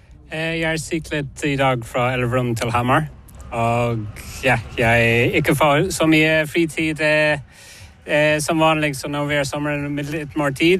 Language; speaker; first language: Norwegian; non-native, fluent; English